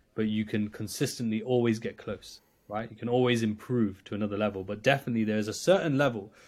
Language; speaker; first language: English; native; English